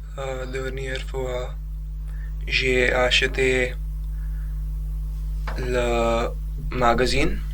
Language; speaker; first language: French; non-native, learner; Gujarati